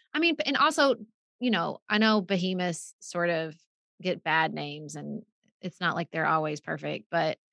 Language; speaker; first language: English; native; English